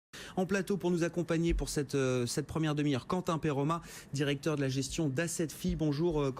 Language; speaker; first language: French; native; French